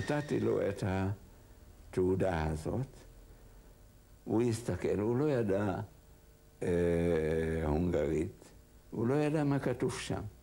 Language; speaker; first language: Hebrew; non-native, fluent; Hungarian